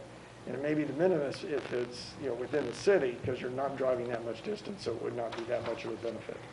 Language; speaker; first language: English; native; English